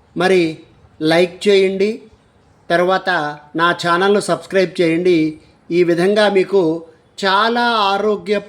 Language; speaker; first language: Telugu; native; Telugu